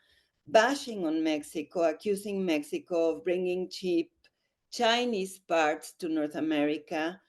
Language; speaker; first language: English; non-native, fluent; Spanish